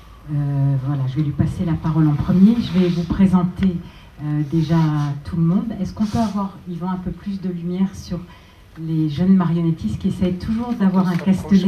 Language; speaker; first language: French; native; French